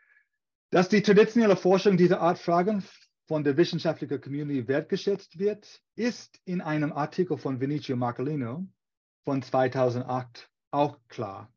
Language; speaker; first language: German; non-native, fluent; English